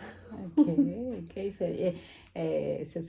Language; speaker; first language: French; non-native, fluent; Spanish